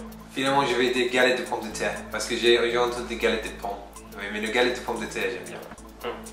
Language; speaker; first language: French; non-native, fluent; English